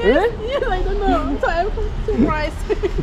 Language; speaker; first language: English; non-native, learner; Indonesian